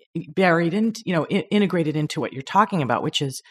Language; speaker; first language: English; native; English